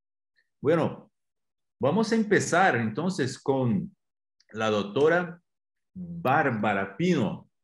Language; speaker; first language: Spanish; non-native, fluent; Portuguese